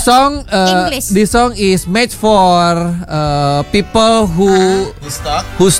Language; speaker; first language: English; non-native, learner; Indonesian